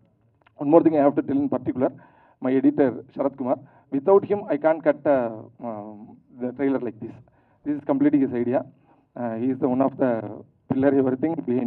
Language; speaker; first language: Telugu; non-native, local second language; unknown